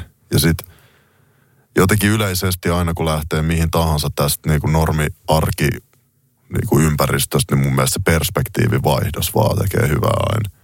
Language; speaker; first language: Finnish; native; Finnish